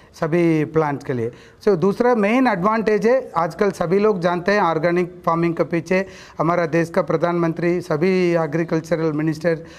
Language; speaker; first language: Hindi; non-native, local second language; Kannada